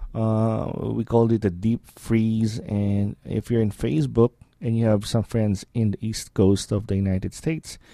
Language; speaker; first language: English; non-native, local second language; Filipino